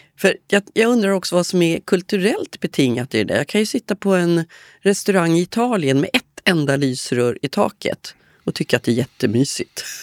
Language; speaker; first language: Swedish; native; Swedish